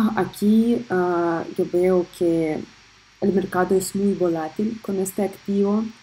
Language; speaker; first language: Spanish; early bilingual, heritage; Spanish